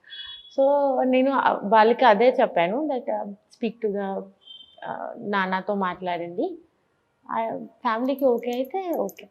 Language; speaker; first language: Telugu; non-native, learner; Bangla